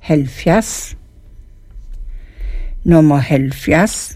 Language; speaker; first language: Danish; native; Danish